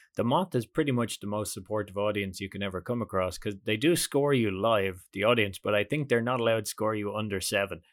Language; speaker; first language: English; native; English